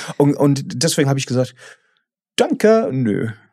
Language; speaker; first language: German; non-native, fluent; English